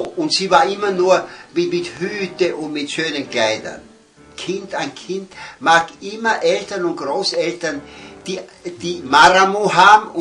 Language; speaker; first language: German; early bilingual, heritage; German